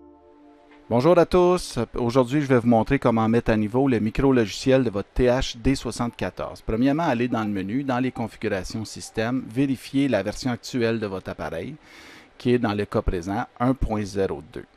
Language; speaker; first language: French; native; French